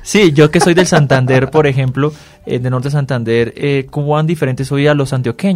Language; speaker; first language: Spanish; native; Spanish